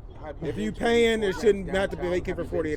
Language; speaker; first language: English; native; English